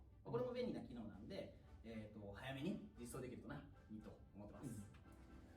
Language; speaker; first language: Japanese; native; Japanese